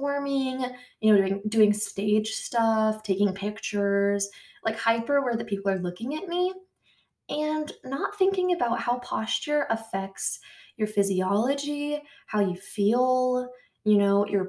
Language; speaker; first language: English; native; English